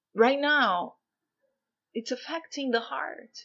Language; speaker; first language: English; non-native, fluent; Portuguese